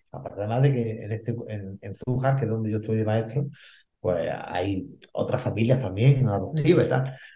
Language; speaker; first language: Spanish; native; Spanish